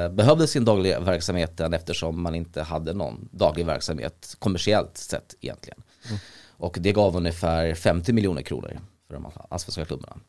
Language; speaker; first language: Swedish; early bilingual, other home language; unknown